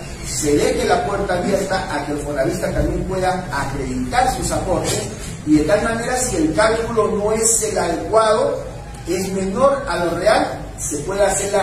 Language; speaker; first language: Spanish; native; Spanish